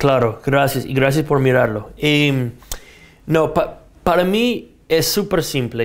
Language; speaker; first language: Spanish; non-native, fluent; English